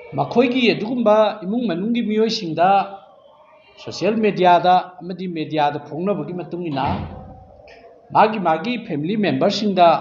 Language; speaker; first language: Manipuri; native; Manipuri